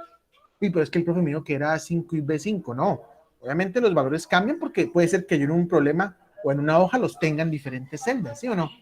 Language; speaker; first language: Spanish; native; Spanish